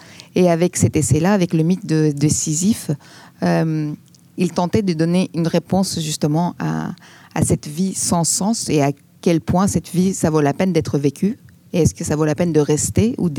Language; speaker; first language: French; non-native, fluent; Greek